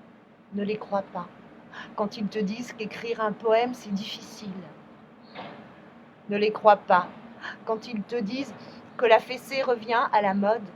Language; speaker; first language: French; native; French